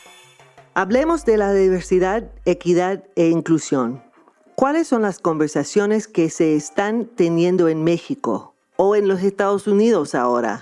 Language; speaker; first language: Spanish; non-native, fluent; English